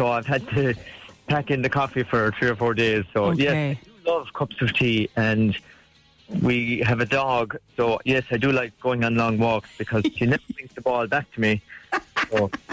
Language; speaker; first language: English; native; English